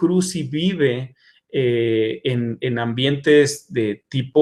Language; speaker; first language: Spanish; native; Spanish